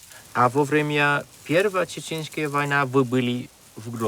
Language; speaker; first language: Russian; non-native, fluent; Dutch